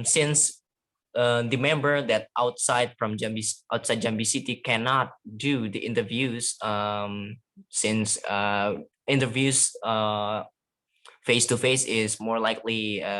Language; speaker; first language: English; non-native, fluent; Indonesian